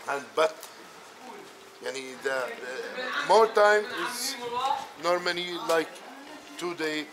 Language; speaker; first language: English; non-native, learner; Arabic